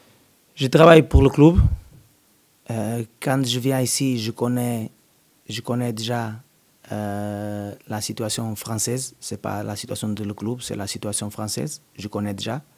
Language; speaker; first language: French; non-native, learner; Portuguese